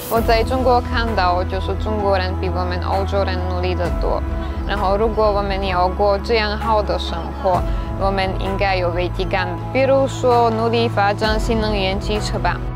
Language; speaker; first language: Chinese; non-native, fluent; Slovak